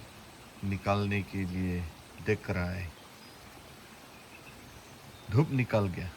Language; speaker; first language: Hindi; non-native, local second language; Khasi